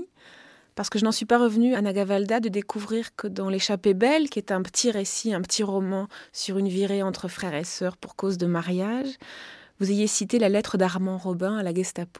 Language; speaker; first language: French; native; French